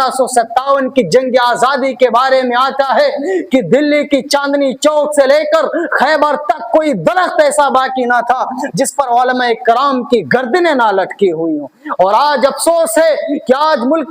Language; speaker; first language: Urdu; native; Urdu